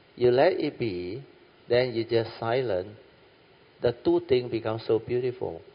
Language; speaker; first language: English; non-native, local second language; Min Nan Chinese